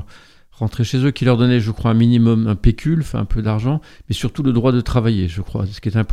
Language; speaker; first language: French; native; French